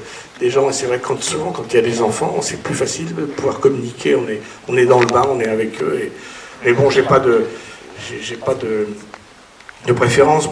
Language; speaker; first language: French; native; French